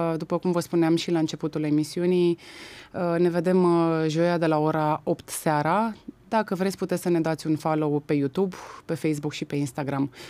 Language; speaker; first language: Romanian; native; Romanian